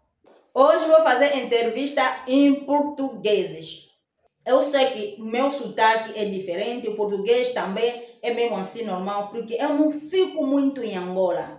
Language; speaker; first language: Portuguese; non-native, fluent; Lingala